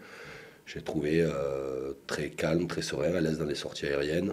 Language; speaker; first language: French; native; French